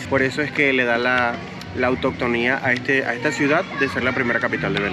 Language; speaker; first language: Spanish; native; Spanish